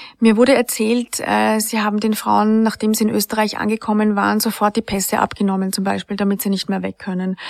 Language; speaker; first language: German; native; German